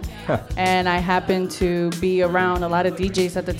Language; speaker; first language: English; non-native, fluent; Portuguese